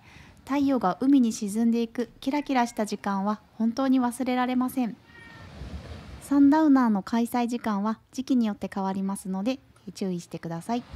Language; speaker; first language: Japanese; native; Japanese